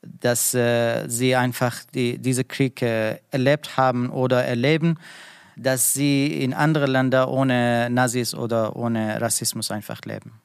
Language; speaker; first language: German; non-native, learner; Persian